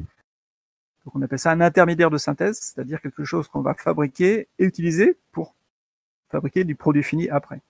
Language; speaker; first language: French; native; French